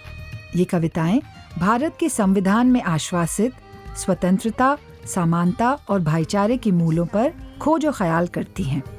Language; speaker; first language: Hindi; native; Hindi